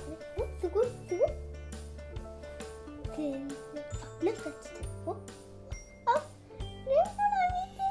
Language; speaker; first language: Japanese; early bilingual, heritage; Japanese